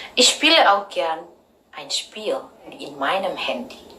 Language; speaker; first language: German; non-native, learner; Indonesian